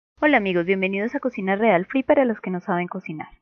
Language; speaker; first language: Spanish; native; Spanish